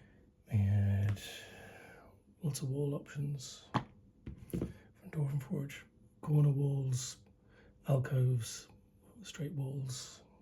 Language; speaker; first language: English; native; English